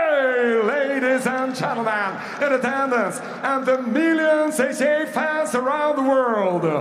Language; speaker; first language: English; non-native, fluent; Russian